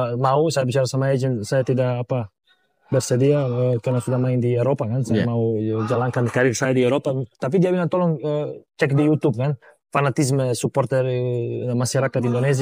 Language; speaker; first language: Indonesian; non-native, fluent; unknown